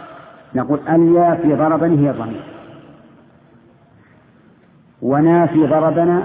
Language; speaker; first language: Arabic; native; Arabic